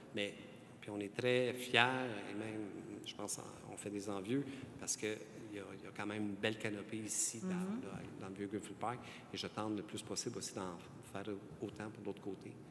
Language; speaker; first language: French; native; French